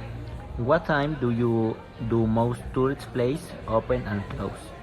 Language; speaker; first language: English; non-native, learner; Spanish